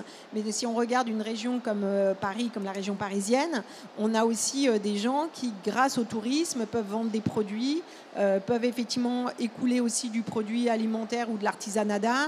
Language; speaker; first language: French; native; French